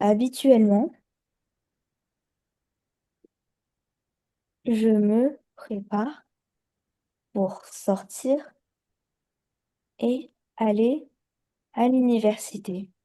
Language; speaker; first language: French; non-native, learner; Chinese